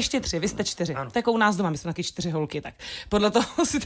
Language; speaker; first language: Czech; native; Czech